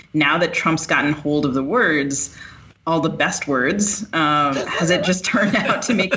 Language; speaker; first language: English; native; English